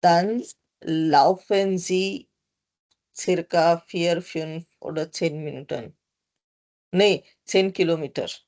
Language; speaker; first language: German; non-native, learner; Hindi